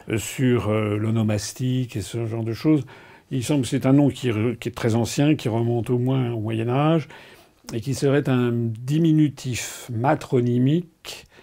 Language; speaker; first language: French; native; French